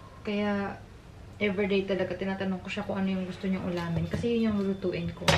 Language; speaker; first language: Filipino; non-native, local second language; Hiligaynon